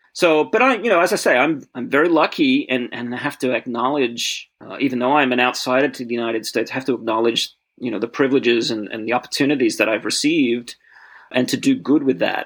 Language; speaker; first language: English; native; English